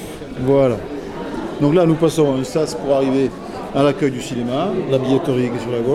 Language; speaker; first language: French; native; French